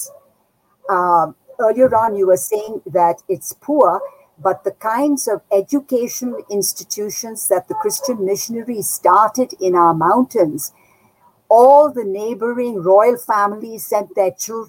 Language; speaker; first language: English; non-native, local second language; Nepali